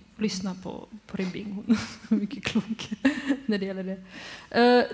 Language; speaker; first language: Swedish; early bilingual, other home language; Bosnian